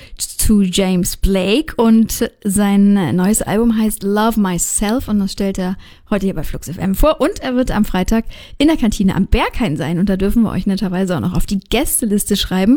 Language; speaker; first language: German; native; German